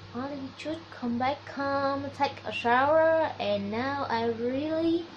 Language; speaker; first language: English; non-native, learner; Vietnamese